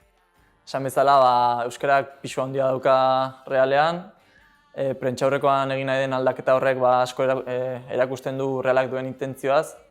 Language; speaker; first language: Basque; non-native, local second language; Spanish